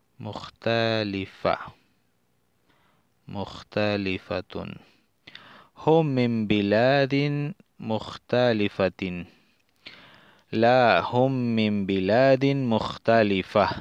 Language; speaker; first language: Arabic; non-native, learner; Spanish